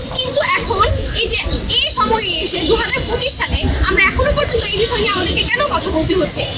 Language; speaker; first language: Bangla; non-native, local second language; Chakma